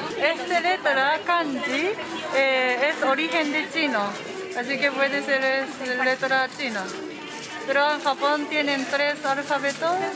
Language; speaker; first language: Spanish; non-native, learner; Japanese